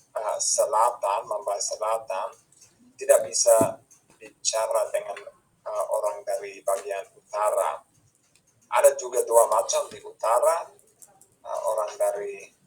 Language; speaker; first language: Indonesian; non-native, fluent; English